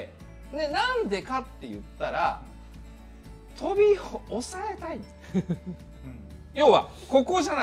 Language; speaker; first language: Japanese; native; Japanese